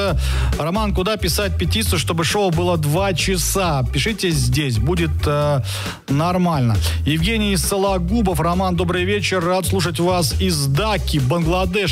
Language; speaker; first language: Russian; native; Russian